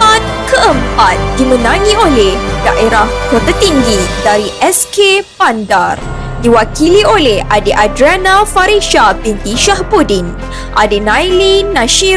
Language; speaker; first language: Malay; native; Malay